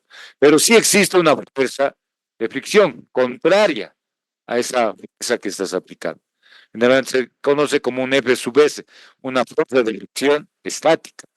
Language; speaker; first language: Spanish; native; Spanish